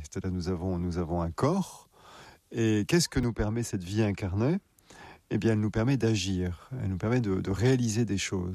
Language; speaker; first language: French; native; French